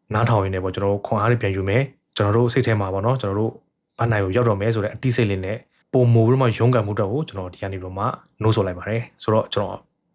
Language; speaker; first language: Burmese; native; Burmese